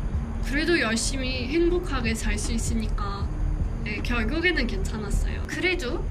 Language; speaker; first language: Korean; non-native, fluent; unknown